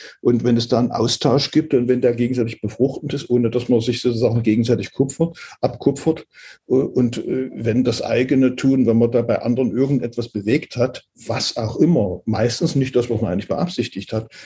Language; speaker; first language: German; native; German